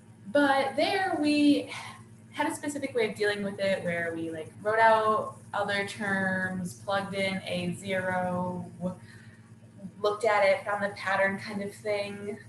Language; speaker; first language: English; native; English